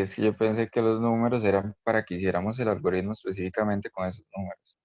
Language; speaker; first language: Spanish; native; Spanish